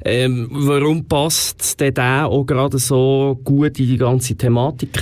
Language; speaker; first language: German; native; German